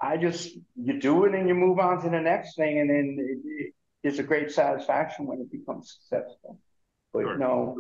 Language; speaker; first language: English; native; English